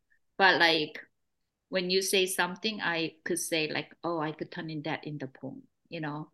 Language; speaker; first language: English; non-native, fluent; Korean